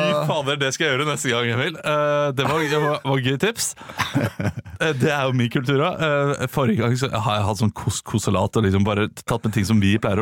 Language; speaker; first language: Norwegian; native; Norwegian